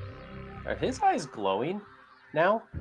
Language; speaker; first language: English; native; English